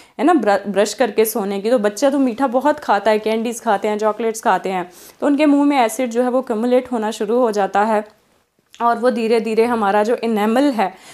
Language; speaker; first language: Hindi; non-native, local second language; Punjabi